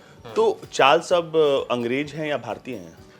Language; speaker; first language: Hindi; native; Hindi